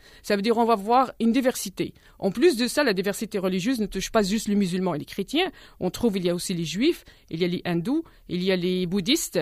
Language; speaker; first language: French; non-native, local second language; Arabic